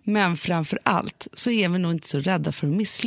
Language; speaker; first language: Swedish; native; Swedish